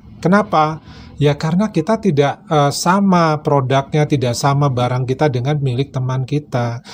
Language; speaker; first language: Indonesian; native; Indonesian